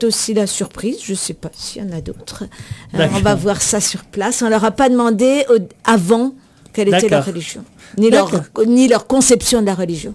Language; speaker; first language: French; native; French